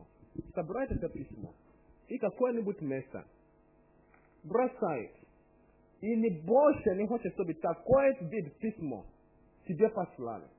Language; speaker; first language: Russian; non-native, learner; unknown